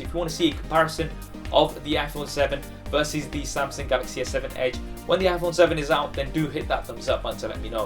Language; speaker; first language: English; native; English